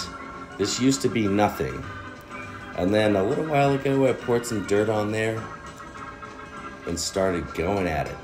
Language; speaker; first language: English; native; English